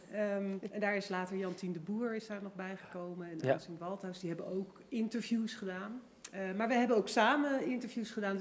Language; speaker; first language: Dutch; native; Dutch